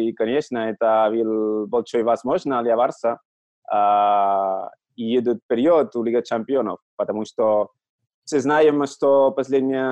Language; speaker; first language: Russian; non-native, learner; Catalan